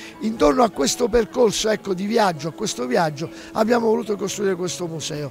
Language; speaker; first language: Italian; native; Italian